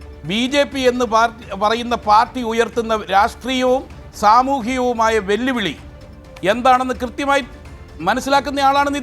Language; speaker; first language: Malayalam; native; Malayalam